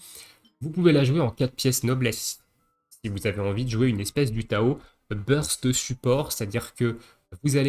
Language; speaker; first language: French; native; French